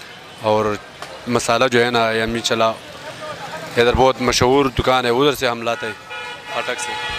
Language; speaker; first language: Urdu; non-native, local second language; Pashto